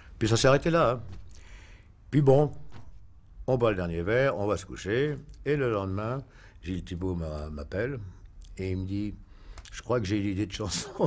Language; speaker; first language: French; native; French